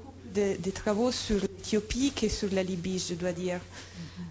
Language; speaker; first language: French; non-native, fluent; Italian